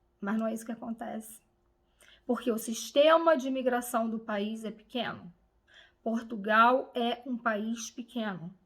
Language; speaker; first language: Portuguese; native; Portuguese